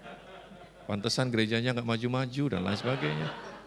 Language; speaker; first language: Indonesian; native; Indonesian